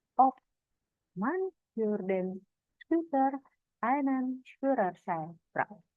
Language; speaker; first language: German; non-native, fluent; Indonesian